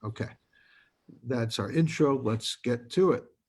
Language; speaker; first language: English; native; English